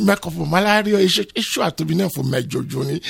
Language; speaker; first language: Hungarian; non-native, fluent; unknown